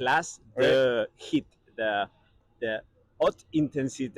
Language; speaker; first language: French; non-native, learner; Catalan